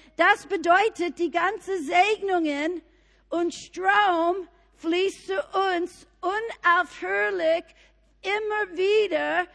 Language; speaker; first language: German; non-native, fluent; English